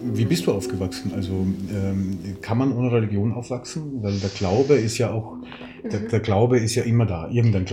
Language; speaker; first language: German; native; German